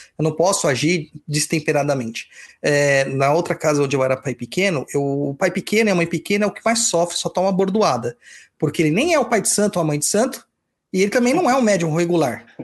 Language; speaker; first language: Portuguese; native; Portuguese